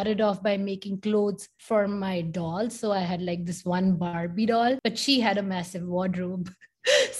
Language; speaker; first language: English; non-native, local second language; Hindi